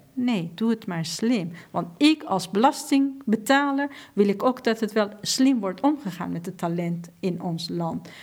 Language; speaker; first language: Dutch; non-native, fluent; Persian